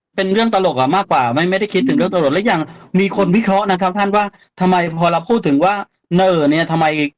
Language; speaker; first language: Thai; native; Thai